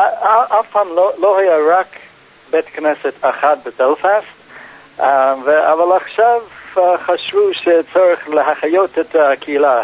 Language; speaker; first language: Hebrew; non-native, fluent; English